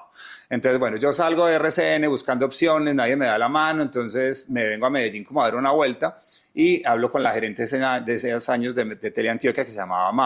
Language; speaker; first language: Spanish; native; Spanish